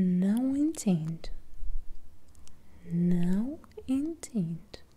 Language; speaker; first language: Portuguese; non-native, learner; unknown